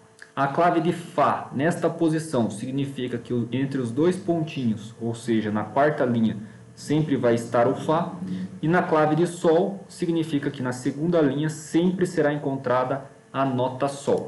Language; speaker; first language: Portuguese; native; Portuguese